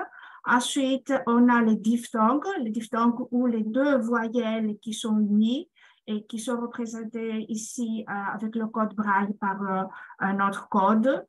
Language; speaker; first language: French; non-native, fluent; Greek